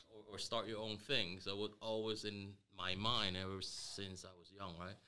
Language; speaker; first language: English; early bilingual, other home language; Spanish